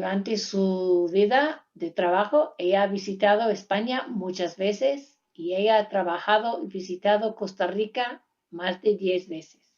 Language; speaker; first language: Spanish; non-native, learner; English